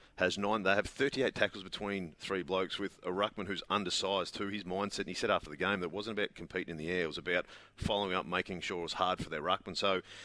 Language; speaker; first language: English; native; English